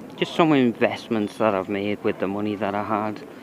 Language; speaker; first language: English; native; English